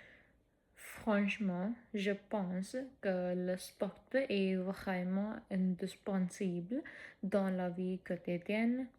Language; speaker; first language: French; non-native, fluent; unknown